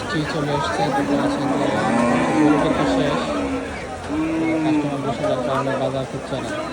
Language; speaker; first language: Bangla; native; Bangla